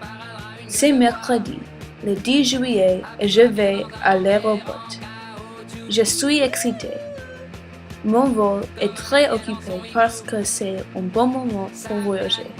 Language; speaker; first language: French; non-native, learner; English